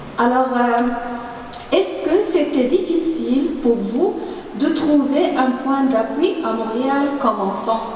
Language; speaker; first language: French; non-native, learner; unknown